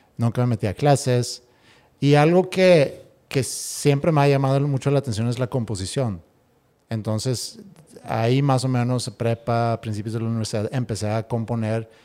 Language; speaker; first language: Spanish; non-native, fluent; Swedish